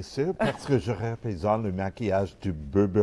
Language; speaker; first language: French; non-native, learner; English